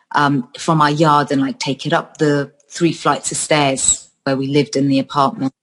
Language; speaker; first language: English; early bilingual, other home language; Georgian